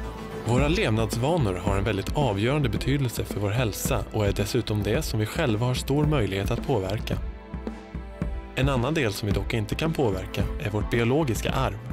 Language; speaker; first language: Swedish; native; Swedish